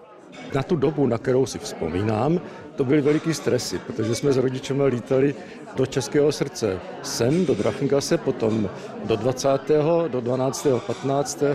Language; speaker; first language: Czech; early bilingual, heritage; Czech